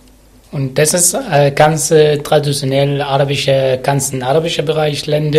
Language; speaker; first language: German; non-native, learner; Arabic